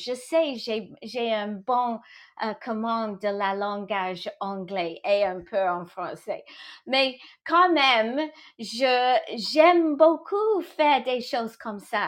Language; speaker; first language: French; non-native, fluent; English